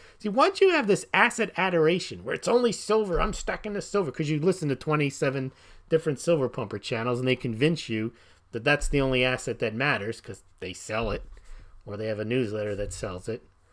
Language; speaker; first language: English; native; English